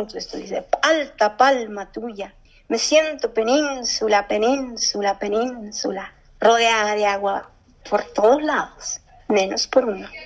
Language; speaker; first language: Spanish; early bilingual, heritage; Spanish